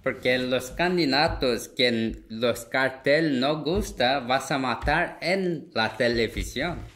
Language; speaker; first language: Spanish; non-native, fluent; Korean